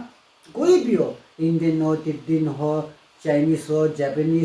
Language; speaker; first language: Hindi; non-native, local second language; Tibetan